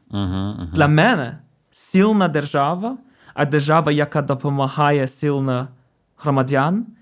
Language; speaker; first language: Ukrainian; non-native, fluent; English